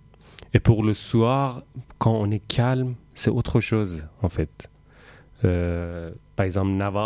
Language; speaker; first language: French; non-native, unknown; Persian